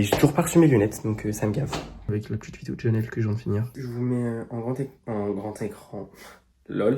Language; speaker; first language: French; native; French